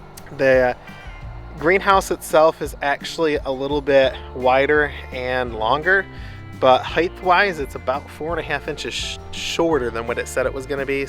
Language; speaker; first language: English; native; English